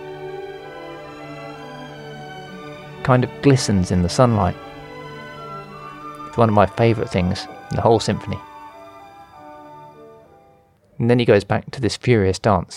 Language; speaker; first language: English; native; English